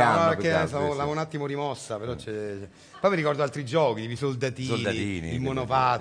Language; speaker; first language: Italian; native; Italian